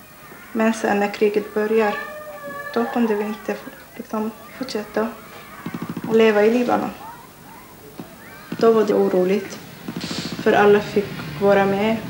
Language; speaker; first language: Swedish; non-native, learner; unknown